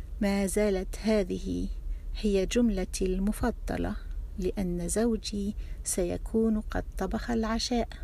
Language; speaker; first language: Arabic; non-native, fluent; English